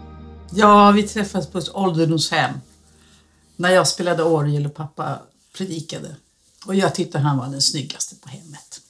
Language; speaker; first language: Swedish; native; Swedish